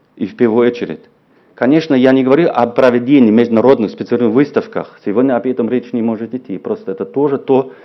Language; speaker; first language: Russian; non-native, fluent; German